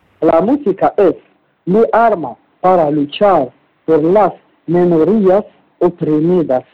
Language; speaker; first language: Spanish; non-native, learner; Arabic